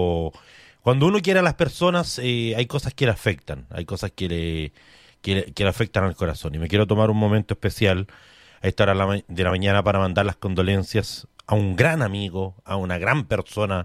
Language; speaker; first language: Spanish; native; Spanish